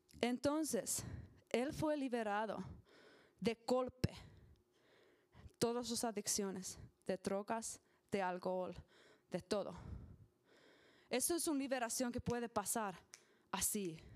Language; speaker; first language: Spanish; non-native, learner; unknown